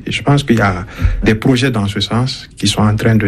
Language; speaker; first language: French; non-native, local second language; Susu